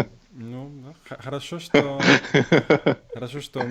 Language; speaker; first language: Russian; early bilingual, heritage; Russian